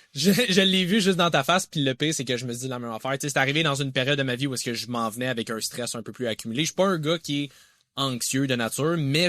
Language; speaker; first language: French; native; French